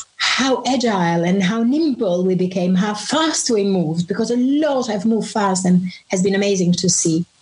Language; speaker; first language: English; non-native, fluent; Albanian